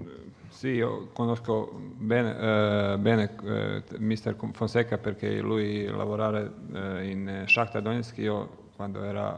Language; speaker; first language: Italian; non-native, learner; Croatian